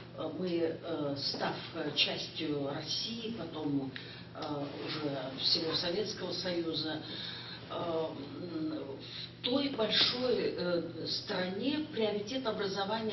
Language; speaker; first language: Russian; non-native, local second language; Kyrgyz